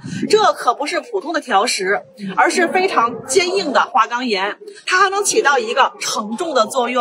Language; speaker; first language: Chinese; native; Chinese